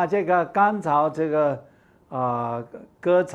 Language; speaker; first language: Chinese; non-native, fluent; English